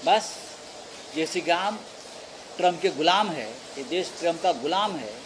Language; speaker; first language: Hindi; non-native, local second language; Marathi